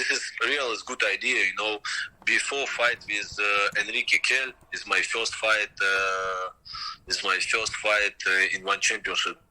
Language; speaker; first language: English; non-native, learner; Russian